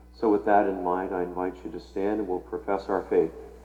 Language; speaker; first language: English; native; English